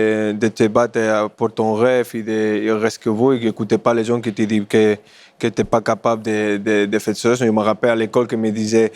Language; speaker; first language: French; non-native, fluent; Spanish